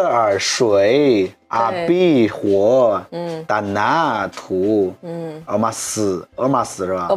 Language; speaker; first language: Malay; non-native, learner; Chinese